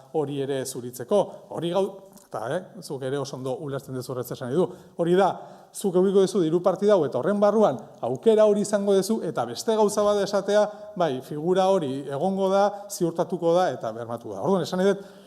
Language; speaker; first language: Basque; native; Basque